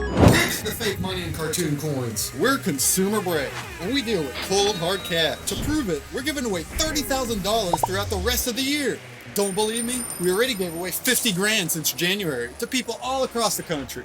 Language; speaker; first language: English; native; English